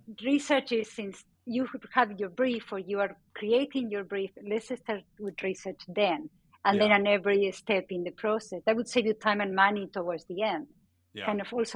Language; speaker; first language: English; non-native, fluent; Spanish